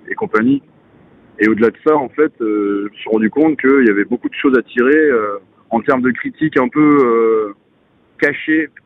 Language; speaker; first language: French; native; French